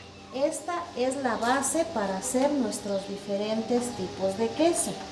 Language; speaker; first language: Spanish; native; Spanish